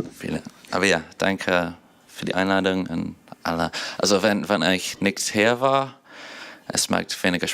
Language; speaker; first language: German; non-native, learner; English